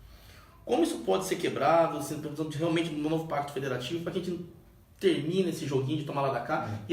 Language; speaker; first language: Portuguese; native; Portuguese